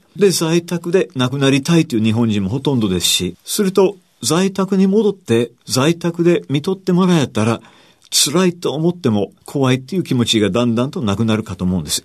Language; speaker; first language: Japanese; non-native, fluent; English